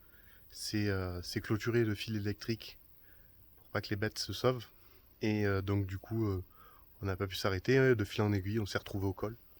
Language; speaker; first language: French; native; French